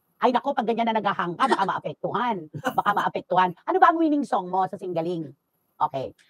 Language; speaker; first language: Filipino; native; Filipino